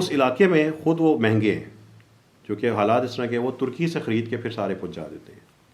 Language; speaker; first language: Urdu; native; Urdu